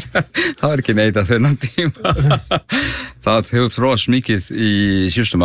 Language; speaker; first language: Icelandic; non-native, learner; Spanish